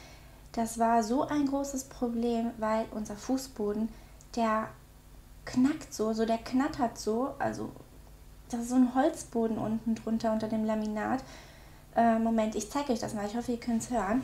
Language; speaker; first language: German; native; German